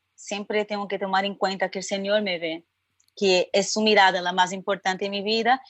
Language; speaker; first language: Spanish; non-native, fluent; Portuguese